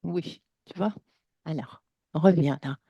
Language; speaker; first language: French; native; French